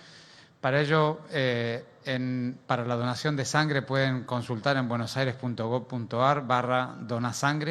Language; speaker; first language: Spanish; native; Spanish